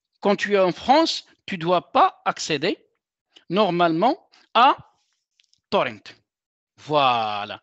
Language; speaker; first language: French; non-native, local second language; Arabic